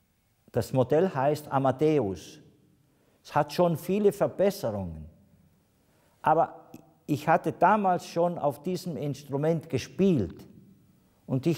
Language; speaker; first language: German; non-native, fluent; Italian